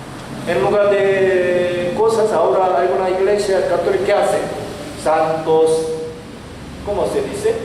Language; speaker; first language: Spanish; non-native, learner; Korean